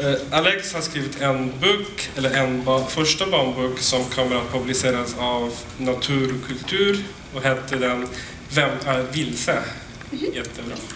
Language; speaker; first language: Swedish; non-native, fluent; Arabic